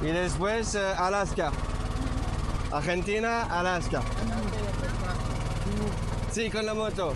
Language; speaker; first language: Spanish; non-native, learner; French